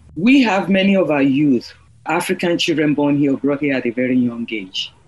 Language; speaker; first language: English; non-native, local second language; Yoruba